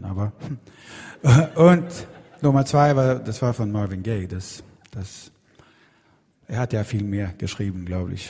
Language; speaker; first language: German; non-native, learner; Swedish